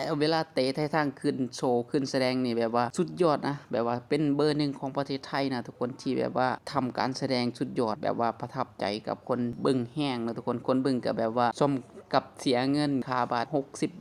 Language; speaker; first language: Thai; non-native, local second language; Northeastern Thai